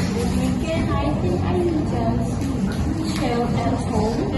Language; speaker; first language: English; non-native, learner; Indonesian